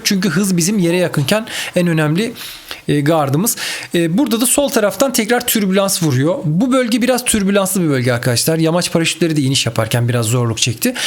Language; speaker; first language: Turkish; native; Turkish